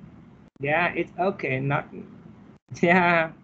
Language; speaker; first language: English; non-native, learner; Vietnamese